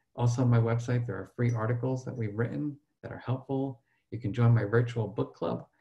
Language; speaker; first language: English; native; English